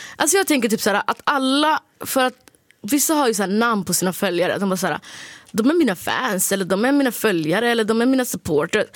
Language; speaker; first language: Swedish; early bilingual, other home language; Turkish